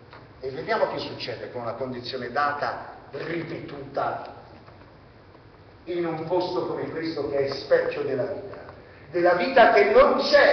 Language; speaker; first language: Italian; native; Italian